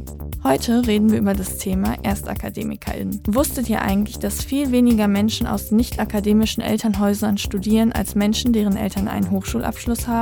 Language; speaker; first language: German; native; German